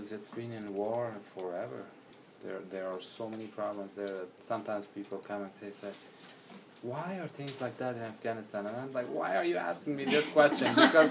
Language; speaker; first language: English; non-native, fluent; Persian